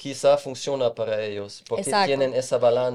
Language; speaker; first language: Spanish; non-native, fluent; German